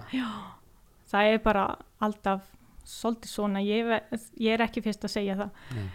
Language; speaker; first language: Icelandic; non-native, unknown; Italian